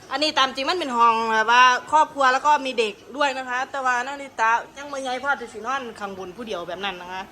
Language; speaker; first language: Thai; native; Thai